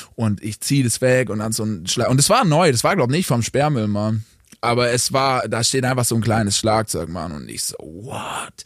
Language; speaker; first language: German; native; German